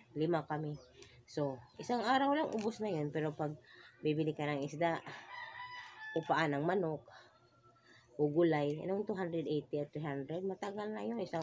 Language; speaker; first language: Filipino; non-native, local second language; Cebuano